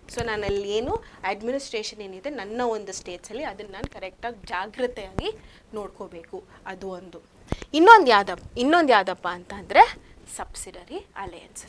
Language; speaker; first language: Kannada; native; Kannada